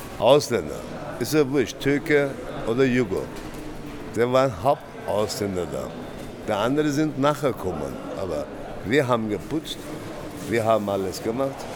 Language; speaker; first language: German; native; German